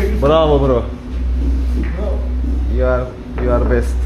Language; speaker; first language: English; non-native, learner; Turkish